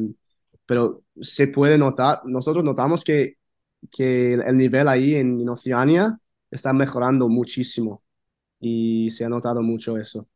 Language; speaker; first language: Spanish; non-native, fluent; English